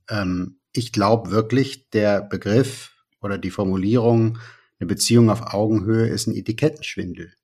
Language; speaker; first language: German; native; German